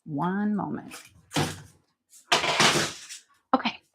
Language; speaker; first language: English; native; English